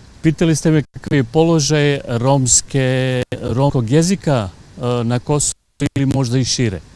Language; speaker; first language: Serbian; non-native, local second language; Romany